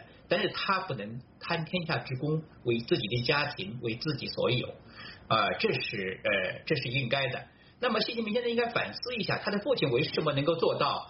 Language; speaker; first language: Chinese; native; Chinese